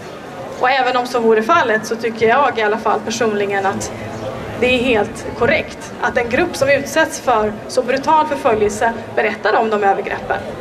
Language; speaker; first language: Swedish; native; Swedish